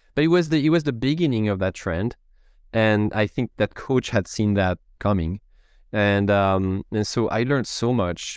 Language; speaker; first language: English; non-native, fluent; French